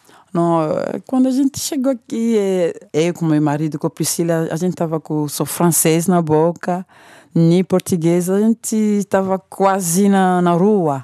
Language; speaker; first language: Portuguese; non-native, local second language; French